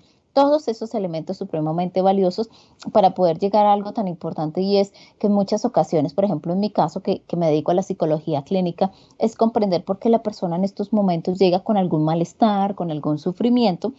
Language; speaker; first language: Spanish; native; Spanish